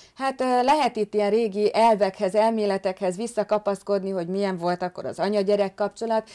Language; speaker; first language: Hungarian; native; Hungarian